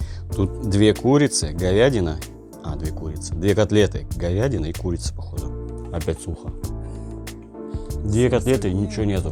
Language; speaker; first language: Russian; native; Russian